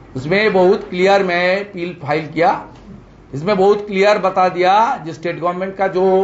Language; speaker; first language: Hindi; non-native, local second language; Bangla